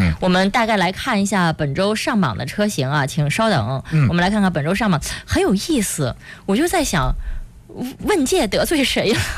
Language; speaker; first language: Chinese; native; Chinese